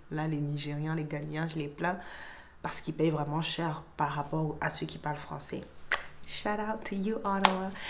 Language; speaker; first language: French; native; French